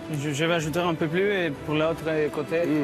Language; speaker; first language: French; non-native, learner; Spanish